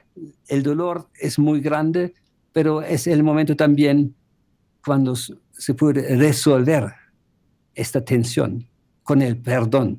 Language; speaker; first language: Spanish; non-native, fluent; German